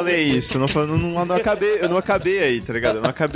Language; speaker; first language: Portuguese; native; Portuguese